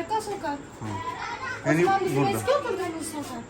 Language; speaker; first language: Turkish; non-native, fluent; Urdu